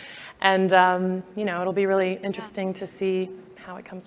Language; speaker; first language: English; native; English